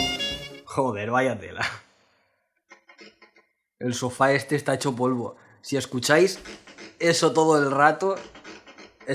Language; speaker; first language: Spanish; native; Spanish